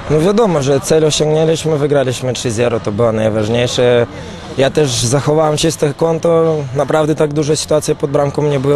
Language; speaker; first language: Polish; non-native, fluent; Romanian